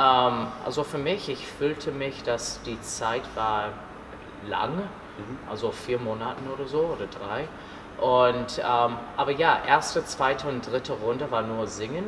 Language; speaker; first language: German; non-native, learner; English